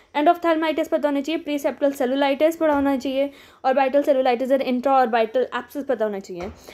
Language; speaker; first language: Hindi; native; Hindi